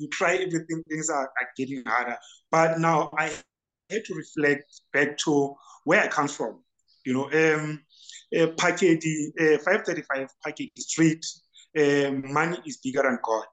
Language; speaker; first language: English; non-native, local second language; Southern Sotho